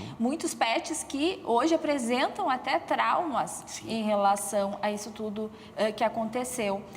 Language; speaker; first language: Portuguese; native; Portuguese